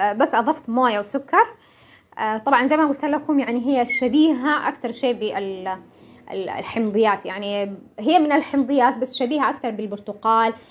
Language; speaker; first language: Arabic; non-native, local second language; Somali